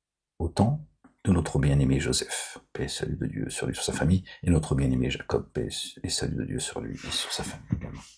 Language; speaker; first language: French; native; French